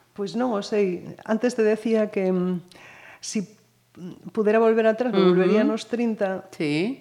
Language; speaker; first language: Galician; native; Galician